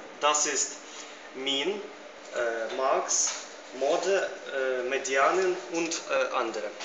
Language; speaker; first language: German; non-native, learner; Ukrainian